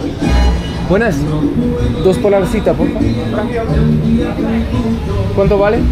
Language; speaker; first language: Spanish; non-native, learner; French